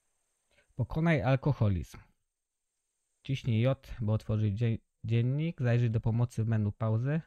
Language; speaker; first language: Polish; native; Polish